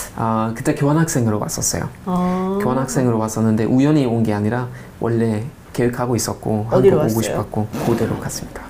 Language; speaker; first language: Korean; non-native, fluent; German